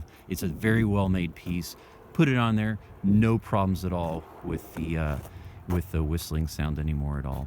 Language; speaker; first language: English; native; English